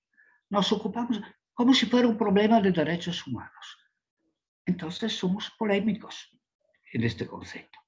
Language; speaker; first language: Spanish; non-native, fluent; Italian